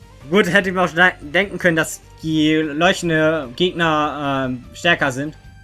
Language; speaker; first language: German; native; German